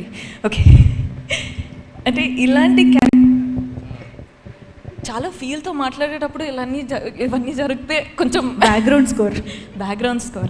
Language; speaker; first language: Telugu; non-native, local second language; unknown